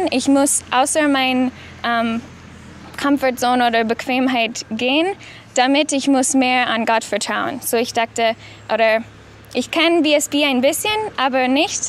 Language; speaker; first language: German; non-native, learner; English